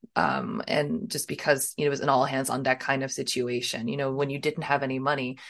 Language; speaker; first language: English; early bilingual, other home language; Hindi